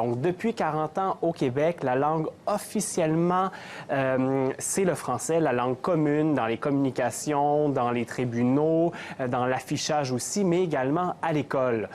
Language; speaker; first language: French; native; French